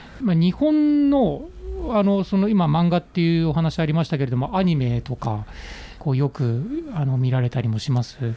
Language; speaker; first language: Japanese; native; Japanese